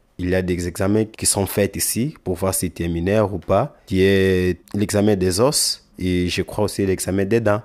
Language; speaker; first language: French; non-native, learner; Lingala